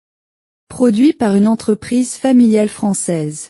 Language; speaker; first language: French; non-native, learner; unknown